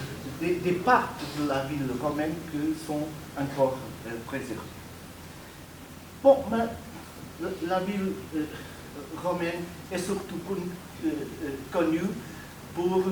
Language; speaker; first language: French; non-native, fluent; Portuguese